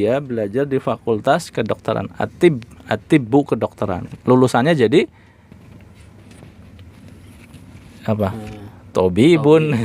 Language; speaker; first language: Indonesian; native; Indonesian